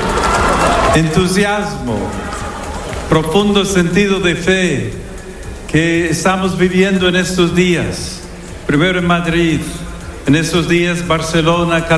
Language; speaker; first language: Spanish; non-native, fluent; French